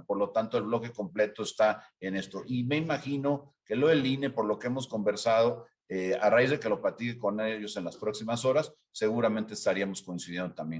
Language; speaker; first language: Spanish; native; Spanish